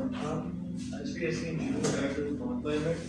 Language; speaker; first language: English; non-native, learner; Urdu